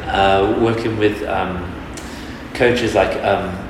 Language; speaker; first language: English; native; English